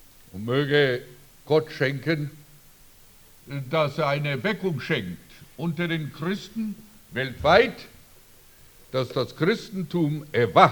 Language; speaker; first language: German; early bilingual, heritage; German